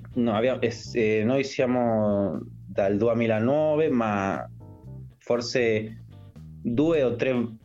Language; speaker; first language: Italian; non-native, fluent; Spanish